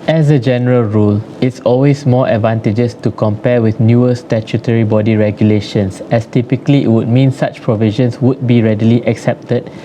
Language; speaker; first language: English; non-native, local second language; Malay